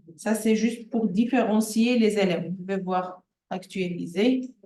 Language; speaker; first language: French; non-native, local second language; Arabic